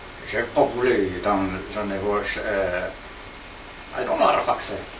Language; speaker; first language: French; non-native, learner; English